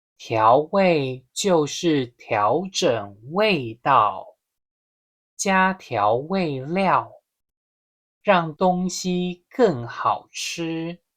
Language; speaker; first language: Chinese; native; Chinese